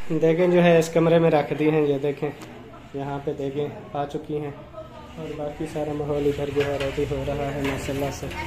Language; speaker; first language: Hindi; native; Hindi